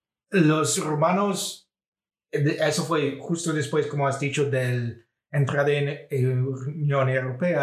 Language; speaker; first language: Spanish; non-native, fluent; English